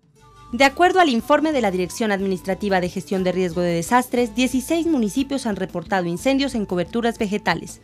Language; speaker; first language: Spanish; native; Spanish